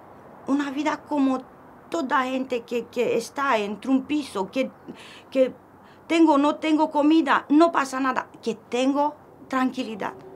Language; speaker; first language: Spanish; non-native, learner; Romanian